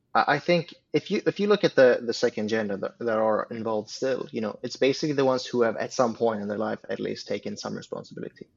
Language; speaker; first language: English; non-native, fluent; Swedish